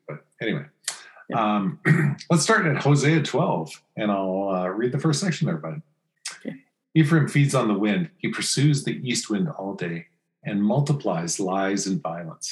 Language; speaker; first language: English; native; English